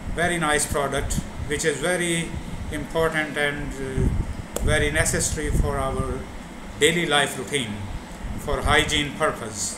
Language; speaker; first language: Urdu; non-native, local second language; Punjabi